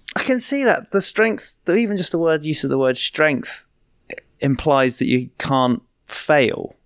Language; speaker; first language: English; native; English